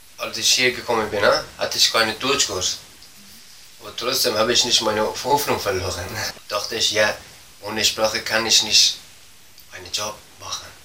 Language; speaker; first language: German; non-native, learner; Persian